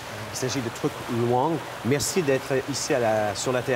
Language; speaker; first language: French; native; French